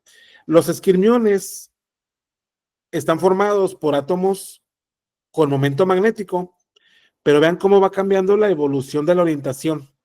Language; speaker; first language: Spanish; native; Spanish